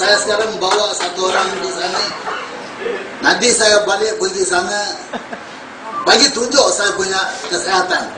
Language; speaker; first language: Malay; non-native, local second language; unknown